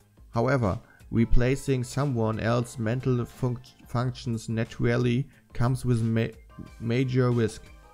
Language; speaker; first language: English; non-native, fluent; German